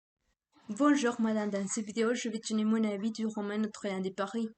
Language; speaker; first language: French; non-native, learner; Spanish